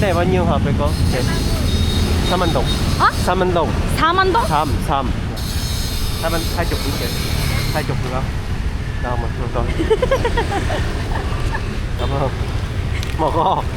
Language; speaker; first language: Korean; non-native, fluent; Vietnamese